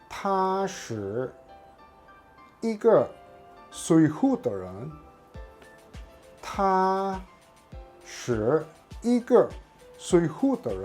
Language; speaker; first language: Chinese; non-native, learner; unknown